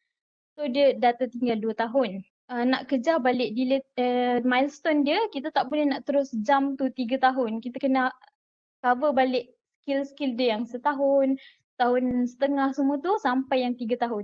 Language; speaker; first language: Malay; native; Malay